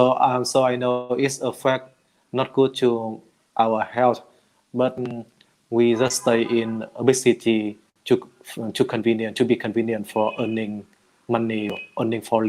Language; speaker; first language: English; non-native, learner; Vietnamese